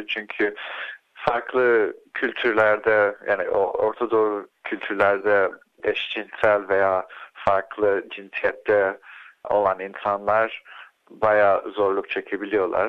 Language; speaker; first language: Turkish; early bilingual, heritage; Turkish